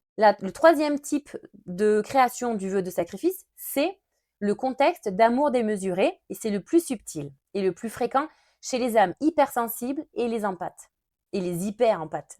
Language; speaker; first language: French; native; French